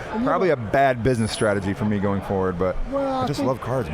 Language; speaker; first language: English; native; English